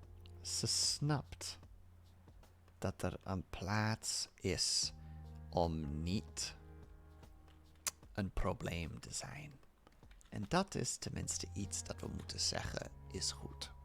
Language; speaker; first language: Dutch; non-native, learner; English